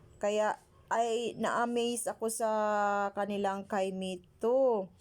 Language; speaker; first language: Filipino; non-native, local second language; Cebuano